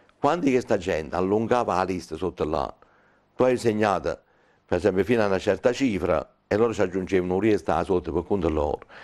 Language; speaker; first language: Italian; native; Italian